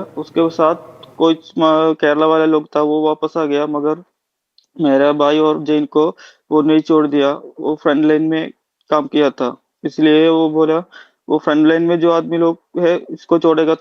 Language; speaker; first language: Hindi; non-native, local second language; Malayalam